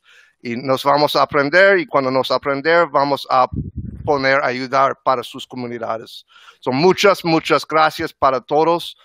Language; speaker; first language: Spanish; non-native, learner; English